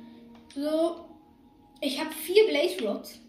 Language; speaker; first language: German; native; German